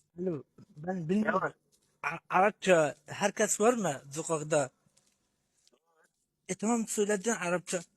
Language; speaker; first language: Turkish; non-native, learner; Arabic